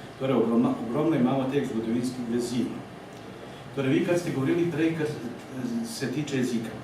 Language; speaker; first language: Slovenian; non-native, fluent; Ukrainian